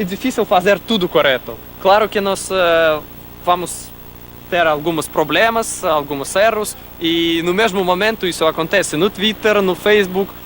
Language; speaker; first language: Portuguese; non-native, learner; Russian